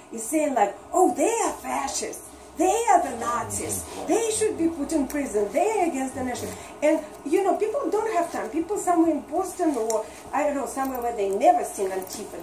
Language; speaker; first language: English; non-native, fluent; Russian